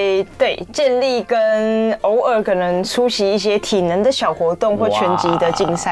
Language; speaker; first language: Chinese; native; Chinese